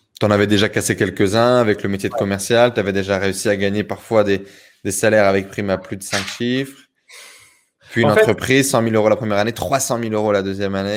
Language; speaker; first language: French; native; French